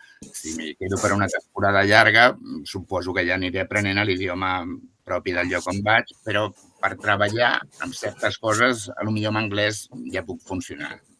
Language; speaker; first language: Catalan; native; Catalan